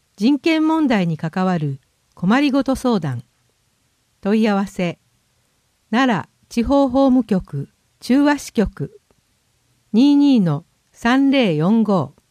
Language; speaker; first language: Japanese; native; Japanese